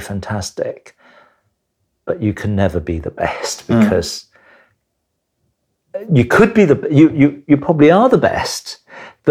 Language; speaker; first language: English; non-native, local second language; Cantonese